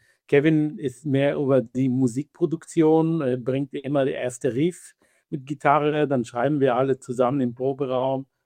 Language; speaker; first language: German; non-native, fluent; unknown